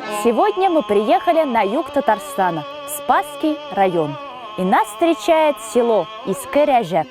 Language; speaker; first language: Russian; native; Russian